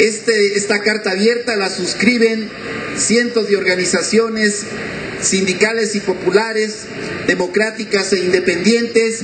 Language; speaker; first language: Spanish; native; Spanish